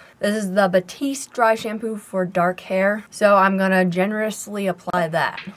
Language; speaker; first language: English; native; English